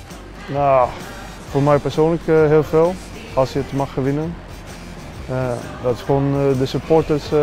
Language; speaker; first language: Dutch; non-native, fluent; Swedish